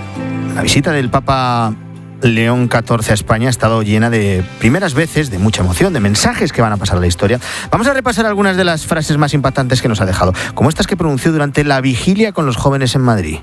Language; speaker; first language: Spanish; native; Spanish